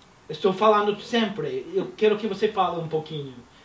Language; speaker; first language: Portuguese; non-native, fluent; English